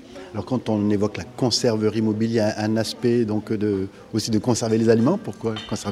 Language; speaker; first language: French; native; French